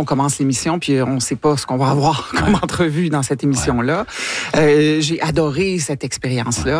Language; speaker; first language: French; native; French